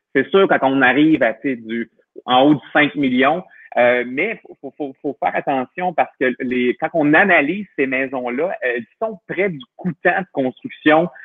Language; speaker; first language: French; native; French